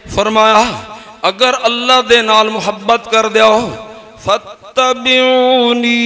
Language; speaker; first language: Urdu; non-native, local second language; Punjabi